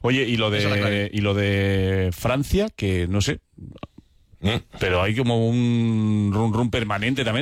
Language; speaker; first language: Spanish; native; Spanish